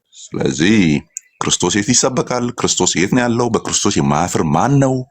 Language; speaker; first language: Amharic; non-native, local second language; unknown